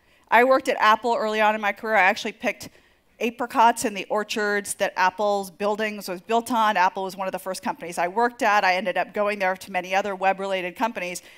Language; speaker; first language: English; native; English